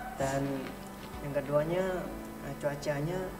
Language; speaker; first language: Indonesian; non-native, learner; Eastern Cham